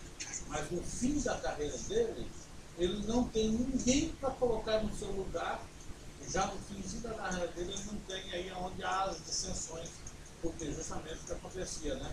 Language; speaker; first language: Portuguese; native; Portuguese